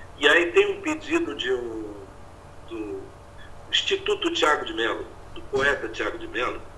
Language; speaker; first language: Portuguese; native; Portuguese